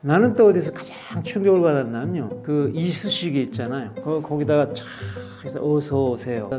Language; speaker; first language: Korean; native; Korean